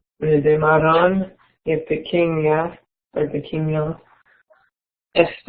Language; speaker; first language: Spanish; non-native, learner; English